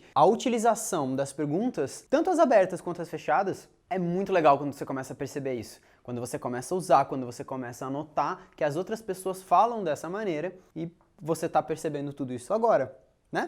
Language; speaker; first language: Portuguese; native; Portuguese